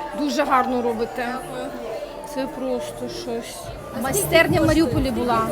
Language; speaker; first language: Ukrainian; native; Ukrainian